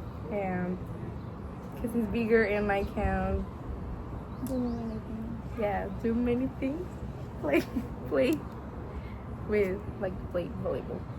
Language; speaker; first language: English; non-native, learner; Spanish